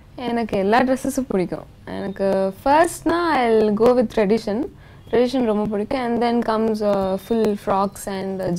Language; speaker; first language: Tamil; non-native, local second language; Telugu